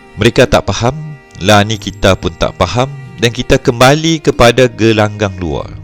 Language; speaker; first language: Malay; native; Malay